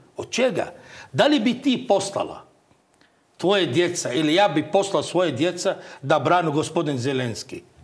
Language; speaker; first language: Croatian; non-native, fluent; Arabic